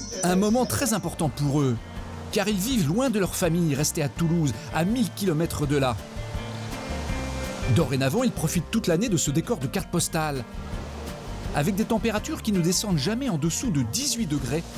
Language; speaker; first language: French; native; French